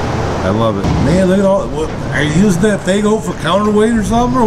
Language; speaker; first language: English; native; English